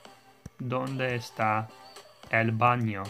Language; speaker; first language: Spanish; non-native, learner; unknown